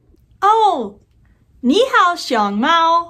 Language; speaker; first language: Chinese; non-native, fluent; English